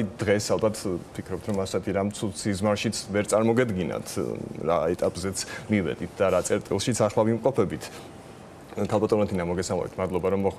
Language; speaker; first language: Georgian; native; Georgian